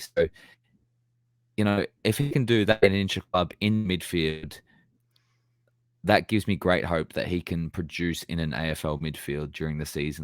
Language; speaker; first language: English; native; English